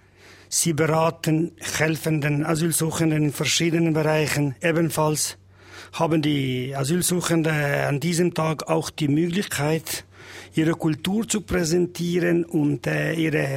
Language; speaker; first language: German; non-native, learner; Albanian